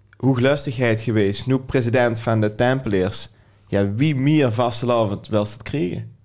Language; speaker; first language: Dutch; native; Dutch